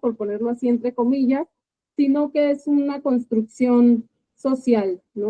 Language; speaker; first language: Spanish; native; Spanish